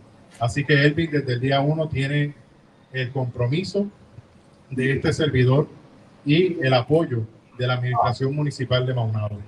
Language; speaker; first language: Spanish; native; Spanish